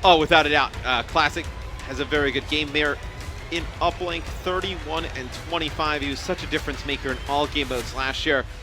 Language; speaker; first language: English; native; English